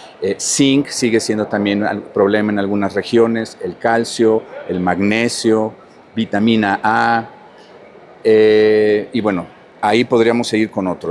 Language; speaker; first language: Spanish; native; Spanish